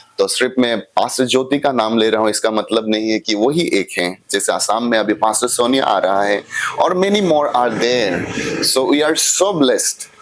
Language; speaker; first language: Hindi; non-native, local second language; Assamese